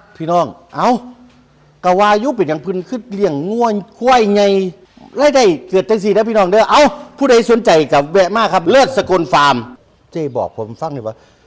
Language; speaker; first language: Thai; native; Thai